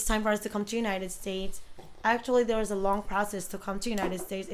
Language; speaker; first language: English; non-native, local second language; Iloko